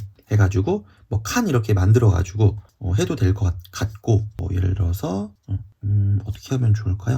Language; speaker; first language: Korean; native; Korean